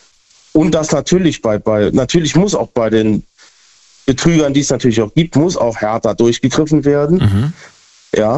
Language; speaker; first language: German; native; German